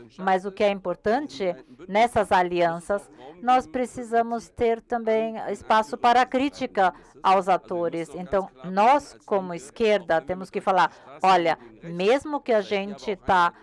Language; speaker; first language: Portuguese; non-native, learner; German